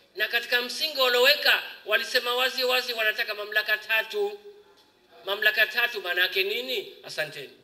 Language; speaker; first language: Swahili; native; Swahili